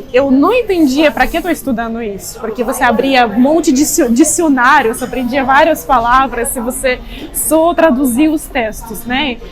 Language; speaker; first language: Portuguese; non-native, fluent; Russian